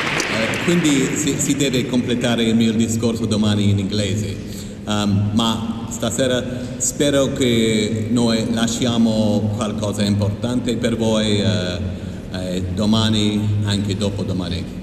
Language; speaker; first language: Italian; non-native, learner; English